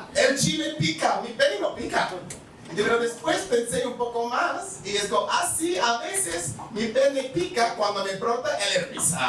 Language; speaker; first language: Spanish; non-native, fluent; English